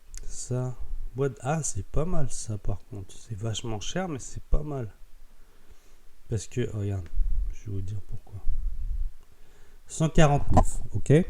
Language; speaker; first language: French; native; French